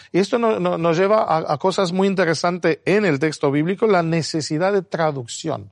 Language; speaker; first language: Spanish; non-native, fluent; Romanian